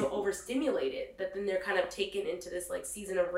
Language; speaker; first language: English; native; English